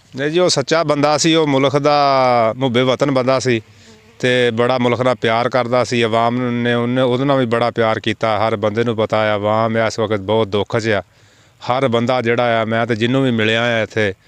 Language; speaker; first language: Punjabi; native; Punjabi